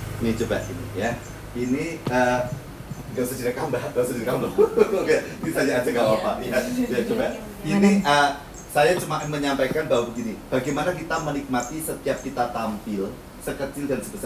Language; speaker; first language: Indonesian; native; Indonesian